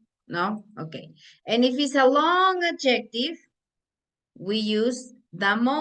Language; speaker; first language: English; non-native, fluent; Spanish